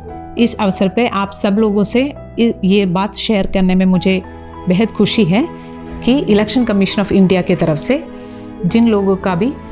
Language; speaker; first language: Hindi; non-native, local second language; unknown